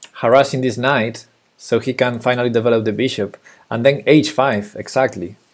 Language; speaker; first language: English; non-native, fluent; Spanish